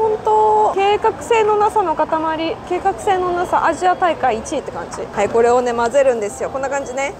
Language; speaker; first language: Japanese; native; Japanese